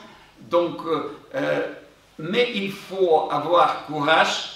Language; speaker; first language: French; non-native, fluent; Ukrainian